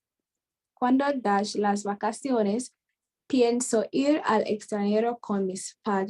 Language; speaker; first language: Spanish; non-native, fluent; English